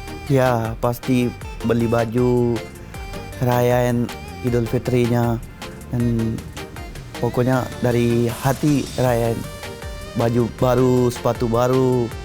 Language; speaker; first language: Indonesian; non-native, learner; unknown